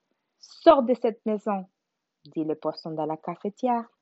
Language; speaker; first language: French; non-native, learner; Spanish